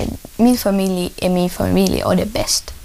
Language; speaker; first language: Swedish; non-native, learner; Russian